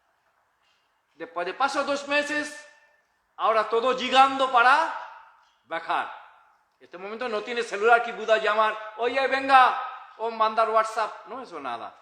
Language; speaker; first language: Spanish; non-native, learner; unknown